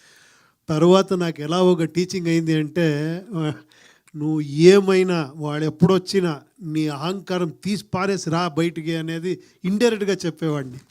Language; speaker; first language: Telugu; non-native, fluent; Kannada